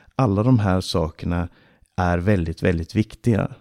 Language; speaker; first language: Swedish; native; Swedish